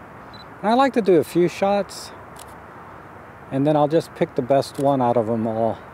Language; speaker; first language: English; native; English